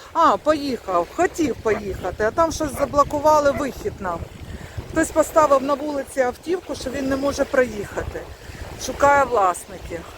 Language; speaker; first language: Ukrainian; non-native, local second language; Russian